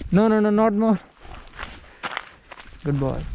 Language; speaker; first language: English; non-native, local second language; Hindi